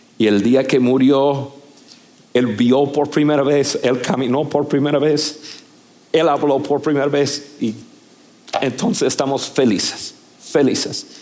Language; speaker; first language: Spanish; non-native, fluent; English